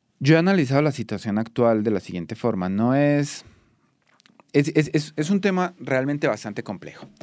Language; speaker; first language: Spanish; native; Spanish